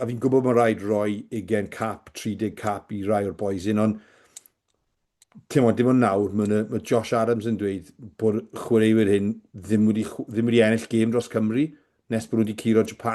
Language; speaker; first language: Welsh; native; Welsh